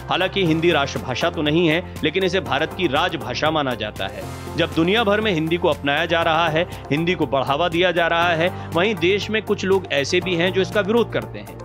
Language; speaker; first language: Hindi; native; Hindi